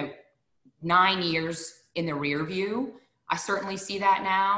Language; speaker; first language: English; native; English